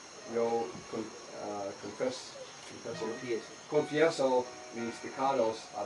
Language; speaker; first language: Spanish; non-native, learner; English